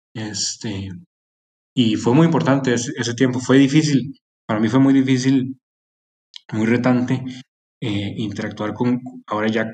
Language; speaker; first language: Spanish; native; Spanish